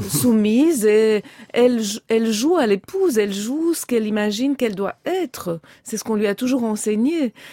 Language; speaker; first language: French; early bilingual, other home language; Romanian